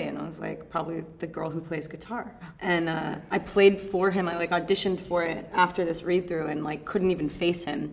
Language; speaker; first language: English; native; English